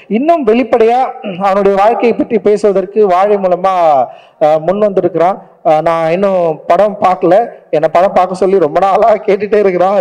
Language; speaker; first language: Tamil; native; Tamil